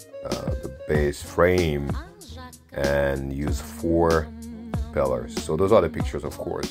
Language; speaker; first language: English; non-native, fluent; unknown